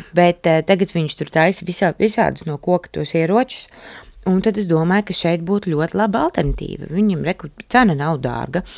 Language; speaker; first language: Latvian; native; Latvian